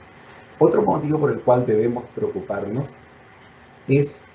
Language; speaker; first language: Spanish; native; Spanish